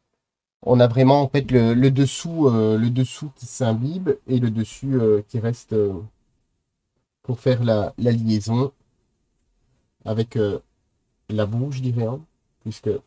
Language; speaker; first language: French; native; French